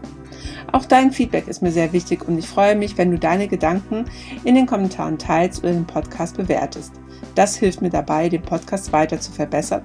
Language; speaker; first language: German; native; German